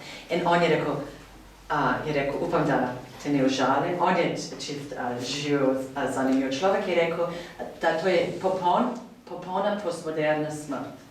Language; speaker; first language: Slovenian; non-native, fluent; English